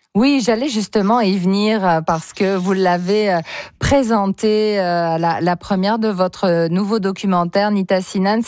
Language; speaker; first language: French; native; French